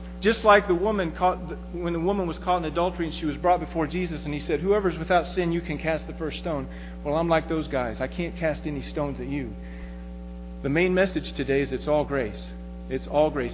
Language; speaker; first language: English; native; English